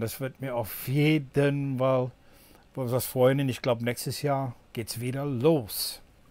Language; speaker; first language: German; non-native, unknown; English